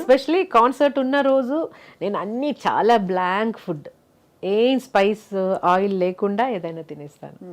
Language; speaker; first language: Telugu; non-native, local second language; Malayalam